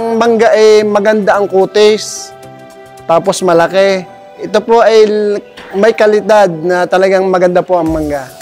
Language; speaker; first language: Filipino; native; Filipino